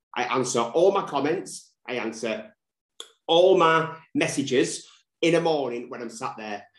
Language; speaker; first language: English; native; English